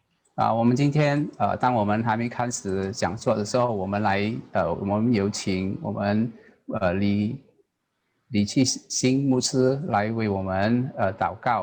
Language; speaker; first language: Chinese; non-native, learner; Indonesian